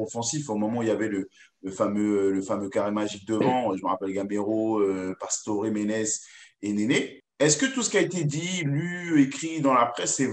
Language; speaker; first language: French; native; French